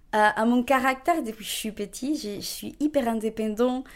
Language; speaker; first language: French; non-native, fluent; Spanish